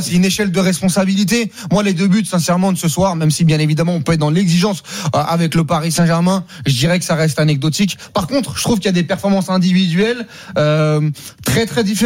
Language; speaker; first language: French; native; French